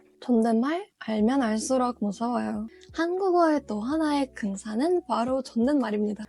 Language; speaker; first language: Korean; non-native, fluent; Russian